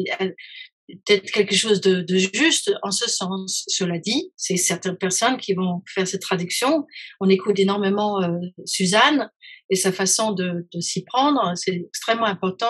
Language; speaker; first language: French; non-native, fluent; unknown